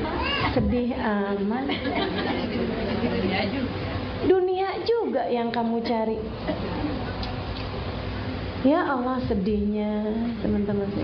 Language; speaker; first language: Indonesian; native; Indonesian